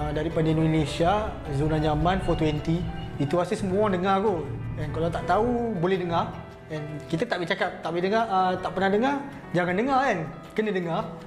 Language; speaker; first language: Malay; native; Malay